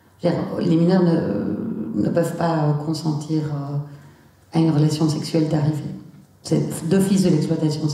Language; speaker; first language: French; native; French